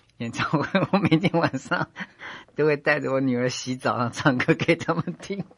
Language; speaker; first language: Chinese; native; Chinese